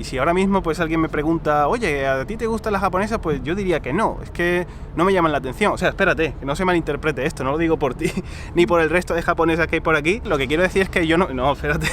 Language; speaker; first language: Spanish; native; Spanish